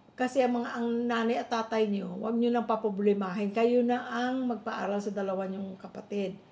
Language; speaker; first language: Filipino; native; Filipino